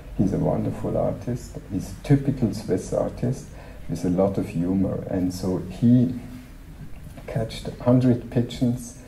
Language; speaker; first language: English; non-native, fluent; German